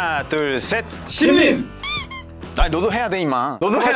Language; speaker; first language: Korean; non-native, fluent; Spanish